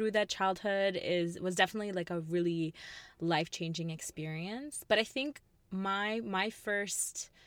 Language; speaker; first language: English; early bilingual, other home language; Russian